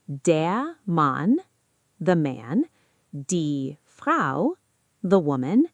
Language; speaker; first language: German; non-native, fluent; Arabic